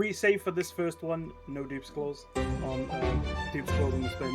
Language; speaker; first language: English; native; English